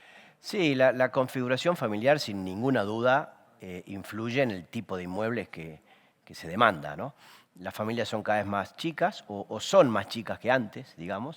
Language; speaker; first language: Spanish; native; Spanish